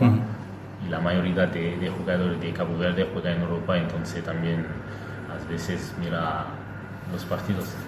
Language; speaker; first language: Spanish; non-native, learner; French